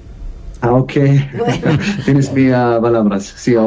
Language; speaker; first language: Spanish; non-native, learner; Arabic